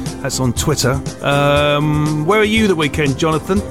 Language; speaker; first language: English; native; English